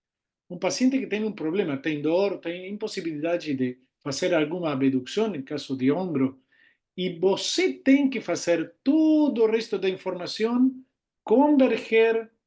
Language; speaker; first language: Portuguese; non-native, learner; Spanish